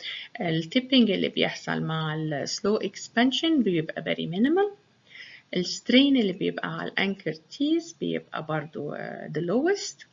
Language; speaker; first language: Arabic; native; Arabic